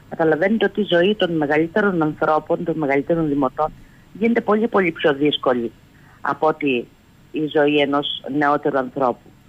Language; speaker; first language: Greek; native; Greek